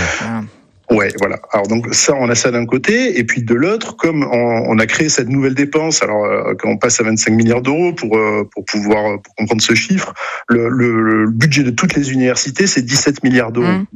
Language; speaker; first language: French; native; French